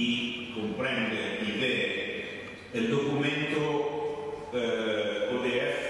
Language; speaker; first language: Spanish; non-native, fluent; Italian